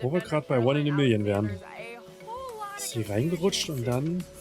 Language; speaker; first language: German; native; German